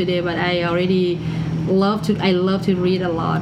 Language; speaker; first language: English; non-native, learner; Thai